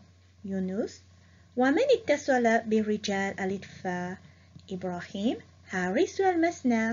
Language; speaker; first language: Arabic; non-native, fluent; Morisyen